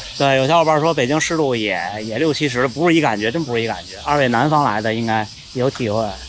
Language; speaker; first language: Chinese; native; Chinese